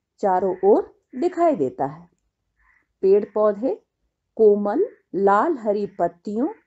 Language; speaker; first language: Hindi; native; Hindi